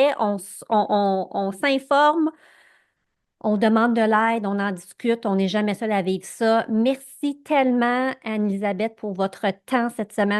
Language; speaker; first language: French; native; French